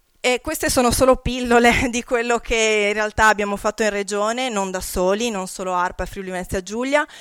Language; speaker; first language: Italian; native; Italian